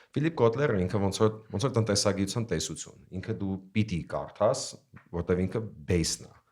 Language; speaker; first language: Armenian; early bilingual, heritage; Armenian